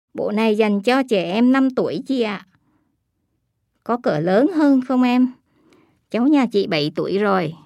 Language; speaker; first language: Vietnamese; early bilingual, heritage; Japanese